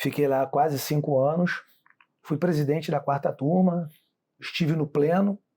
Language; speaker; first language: Portuguese; native; Portuguese